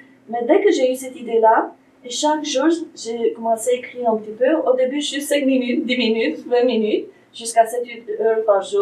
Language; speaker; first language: French; non-native, fluent; Romanian